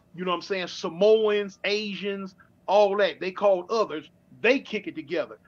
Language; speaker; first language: English; native; English